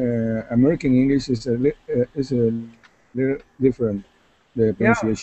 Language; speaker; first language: English; non-native, learner; Spanish